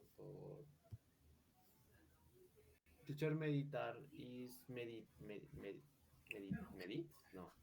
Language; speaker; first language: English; non-native, learner; Spanish